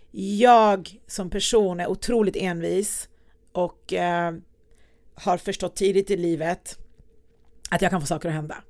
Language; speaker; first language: Swedish; early bilingual, other home language; Persian